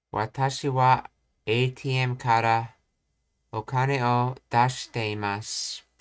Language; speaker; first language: Japanese; non-native, learner; English